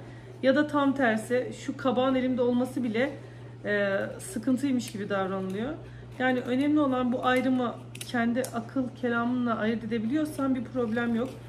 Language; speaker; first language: Turkish; native; Turkish